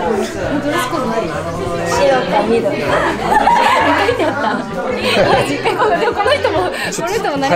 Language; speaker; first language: Japanese; native; Japanese